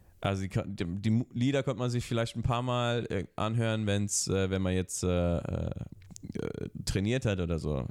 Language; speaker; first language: German; early bilingual, other home language; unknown